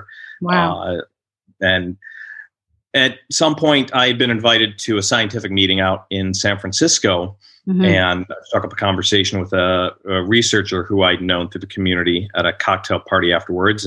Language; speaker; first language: English; native; English